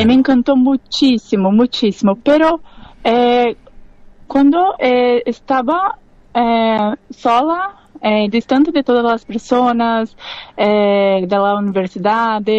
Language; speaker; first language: Spanish; non-native, learner; Portuguese